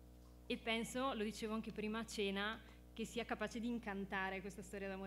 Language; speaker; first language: Italian; native; Italian